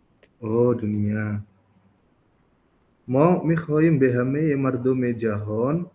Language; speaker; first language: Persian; non-native, learner; Indonesian